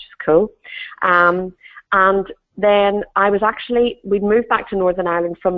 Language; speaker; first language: English; native; English